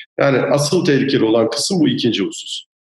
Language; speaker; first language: Turkish; native; Turkish